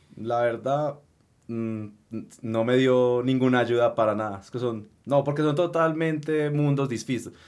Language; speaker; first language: Spanish; native; Spanish